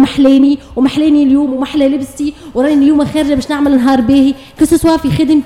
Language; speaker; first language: Arabic; native; Arabic